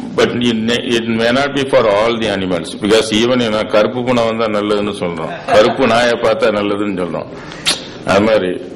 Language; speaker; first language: Tamil; native; Tamil